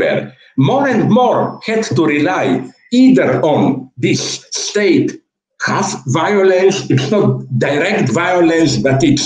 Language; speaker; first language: English; non-native, fluent; Slovenian